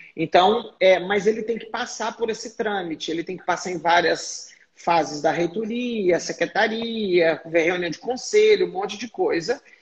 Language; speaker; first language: Portuguese; native; Portuguese